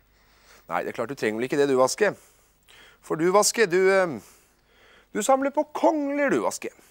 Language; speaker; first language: Norwegian; native; Norwegian